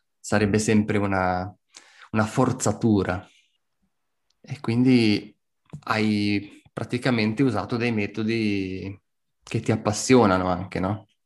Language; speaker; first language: Italian; native; Italian